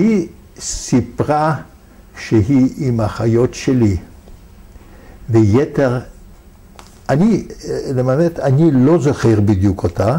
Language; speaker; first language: Hebrew; non-native, fluent; Yiddish